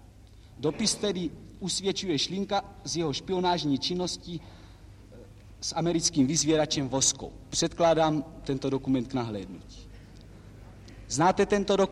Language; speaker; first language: Czech; native; Czech